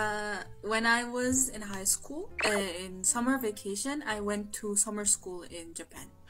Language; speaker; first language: English; non-native, fluent; German